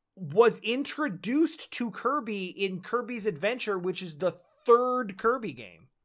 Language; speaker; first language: English; native; English